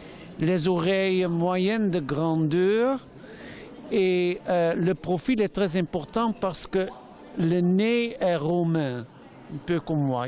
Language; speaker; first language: French; non-native, fluent; Dutch